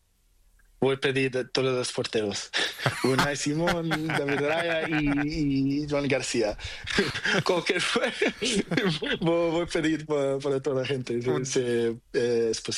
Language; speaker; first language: Spanish; non-native, learner; Portuguese